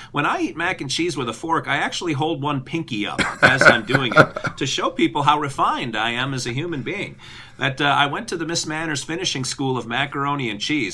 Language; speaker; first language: English; native; English